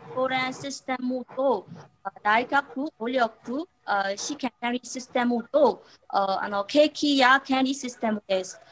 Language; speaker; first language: Japanese; non-native, learner; Burmese